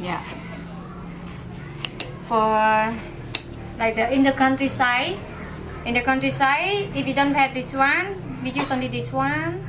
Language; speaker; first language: English; non-native, learner; Khmer